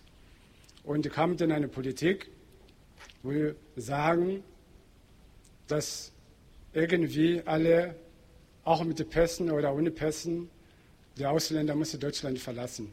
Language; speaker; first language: German; non-native, fluent; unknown